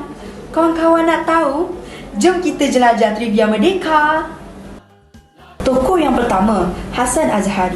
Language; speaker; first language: Malay; native; Malay